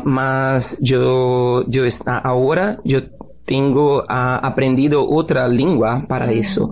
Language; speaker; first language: Spanish; non-native, learner; Portuguese